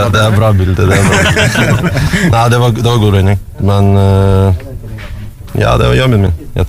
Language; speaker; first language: Norwegian; non-native, fluent; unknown